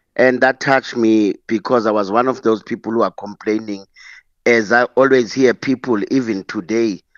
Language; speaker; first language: English; non-native, local second language; Xhosa